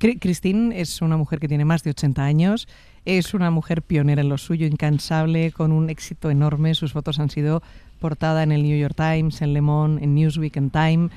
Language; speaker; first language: Spanish; native; Spanish